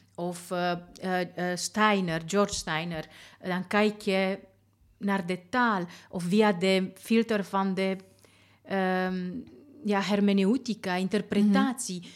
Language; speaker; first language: Dutch; non-native, fluent; Romanian